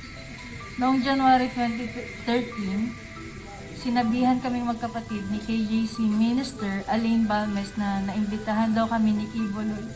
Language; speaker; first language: Filipino; native; Filipino